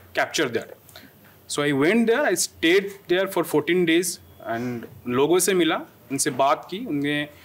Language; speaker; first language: Hindi; non-native, local second language; Odia